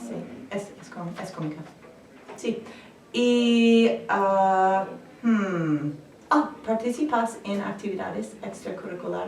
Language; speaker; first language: Spanish; non-native, fluent; English